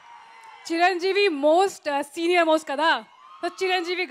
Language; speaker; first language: Telugu; non-native, learner; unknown